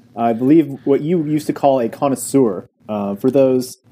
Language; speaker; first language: English; native; English